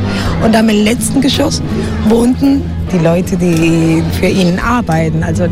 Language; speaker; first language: German; non-native, fluent; Spanish